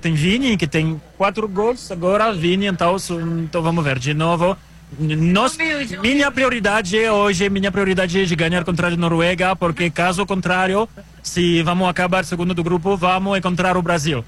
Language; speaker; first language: Portuguese; non-native, learner; French